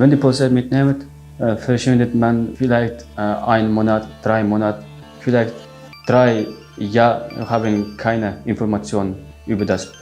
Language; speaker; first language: German; non-native, learner; Uyghur